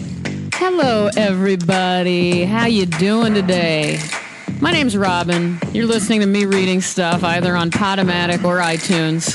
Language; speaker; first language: English; native; English